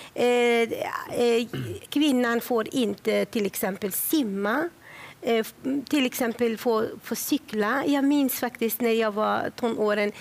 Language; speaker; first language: Swedish; non-native, fluent; Kurdish